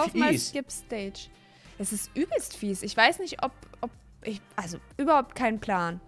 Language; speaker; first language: German; native; German